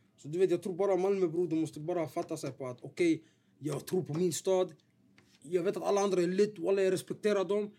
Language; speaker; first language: Swedish; native; Swedish